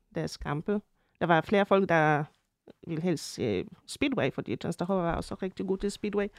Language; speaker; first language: Danish; non-native, fluent; Polish